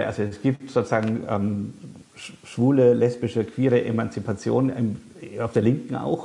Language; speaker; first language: German; native; German